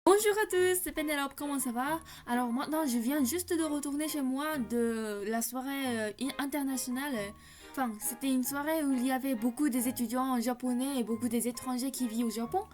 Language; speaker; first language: French; non-native, learner; Japanese